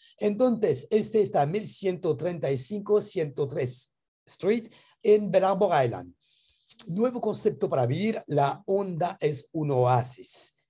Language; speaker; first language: Spanish; non-native, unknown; French